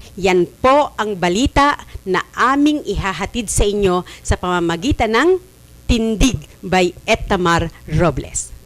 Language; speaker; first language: Filipino; native; Filipino